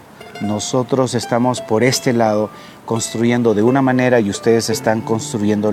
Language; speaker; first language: English; non-native, learner; Spanish